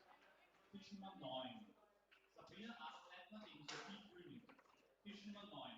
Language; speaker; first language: German; native; German